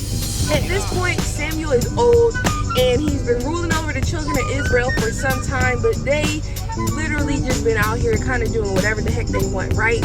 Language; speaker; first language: English; native; English